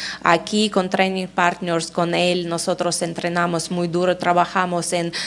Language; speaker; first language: Spanish; non-native, fluent; Russian